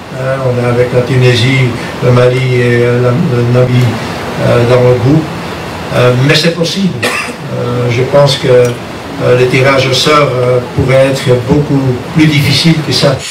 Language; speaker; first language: French; non-native, fluent; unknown